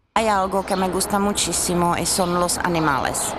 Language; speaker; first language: Spanish; non-native, fluent; Czech